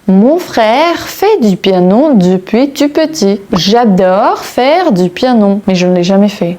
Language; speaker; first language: French; non-native, fluent; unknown